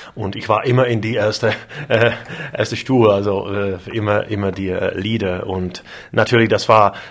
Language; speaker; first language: German; non-native, learner; Czech